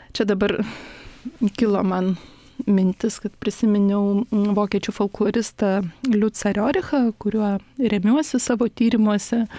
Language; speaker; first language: Lithuanian; native; Lithuanian